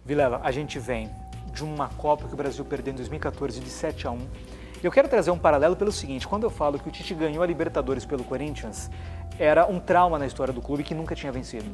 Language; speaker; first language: Portuguese; native; Portuguese